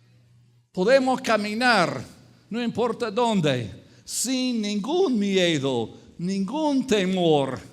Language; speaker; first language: Spanish; non-native, fluent; English